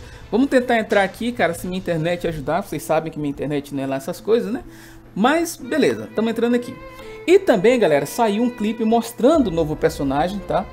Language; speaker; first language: Portuguese; native; Portuguese